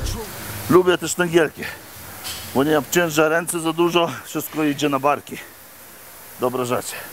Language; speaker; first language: Polish; non-native, fluent; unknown